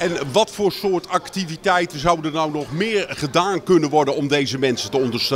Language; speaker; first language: Dutch; native; Dutch